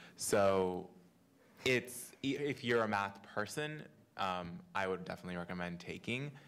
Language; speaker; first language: English; native; English